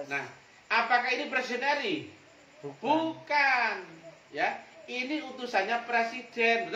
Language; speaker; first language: Indonesian; native; Indonesian